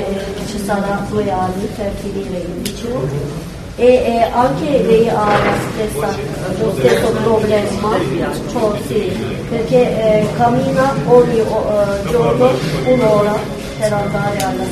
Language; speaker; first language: Italian; non-native, fluent; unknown